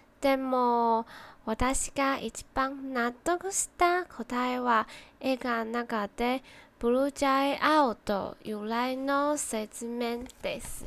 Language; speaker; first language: Japanese; non-native, learner; Chinese